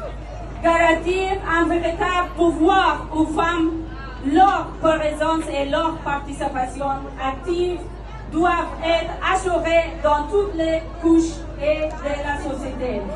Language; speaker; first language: French; non-native, fluent; Persian